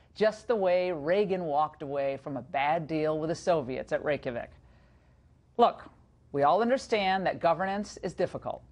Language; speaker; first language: English; native; English